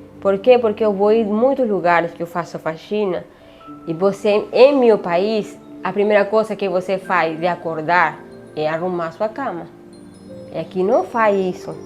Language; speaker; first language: Portuguese; non-native, learner; Spanish